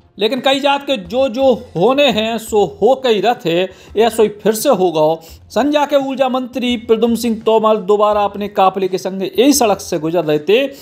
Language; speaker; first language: Hindi; native; Hindi